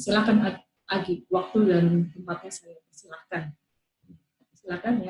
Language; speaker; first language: Indonesian; native; Indonesian